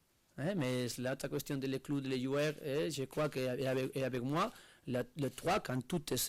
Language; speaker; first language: French; non-native, learner; Spanish